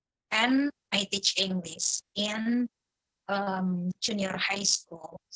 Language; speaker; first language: English; non-native, fluent; Indonesian